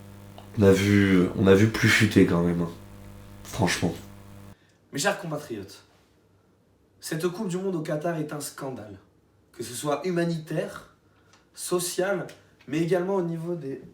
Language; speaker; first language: French; native; French